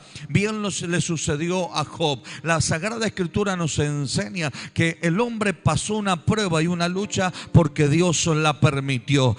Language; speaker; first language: Spanish; native; Spanish